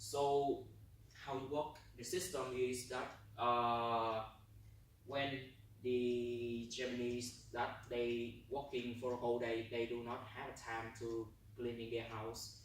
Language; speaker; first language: English; non-native, learner; Vietnamese